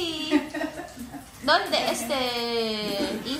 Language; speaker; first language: Spanish; non-native, learner; Filipino